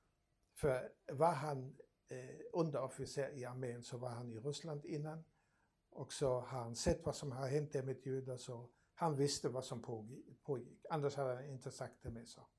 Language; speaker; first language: Swedish; non-native, fluent; German